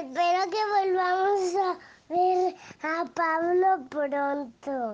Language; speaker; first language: Spanish; native; Spanish